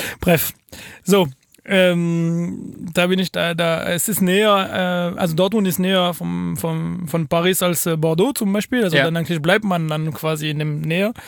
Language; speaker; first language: German; non-native, fluent; French